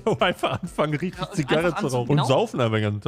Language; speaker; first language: German; native; German